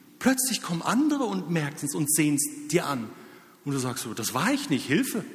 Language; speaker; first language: German; native; German